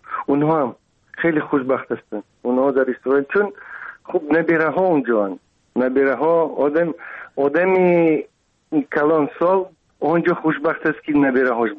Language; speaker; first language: Persian; non-native, local second language; Russian